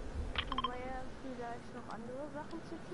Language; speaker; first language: German; native; German